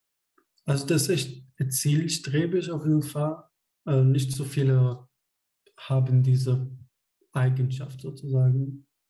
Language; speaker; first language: German; non-native, fluent; Arabic